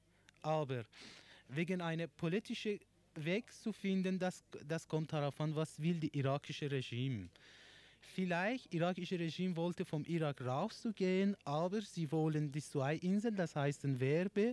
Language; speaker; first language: German; non-native, learner; Persian